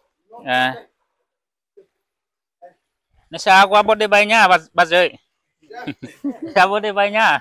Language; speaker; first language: Portuguese; non-native, learner; Vietnamese